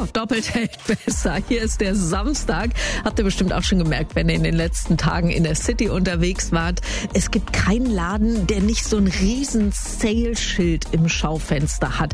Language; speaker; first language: German; native; German